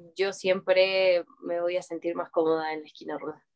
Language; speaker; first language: Spanish; native; Spanish